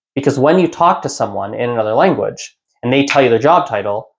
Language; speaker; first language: English; native; English